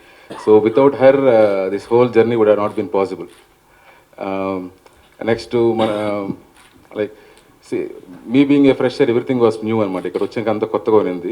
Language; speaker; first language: Telugu; native; Telugu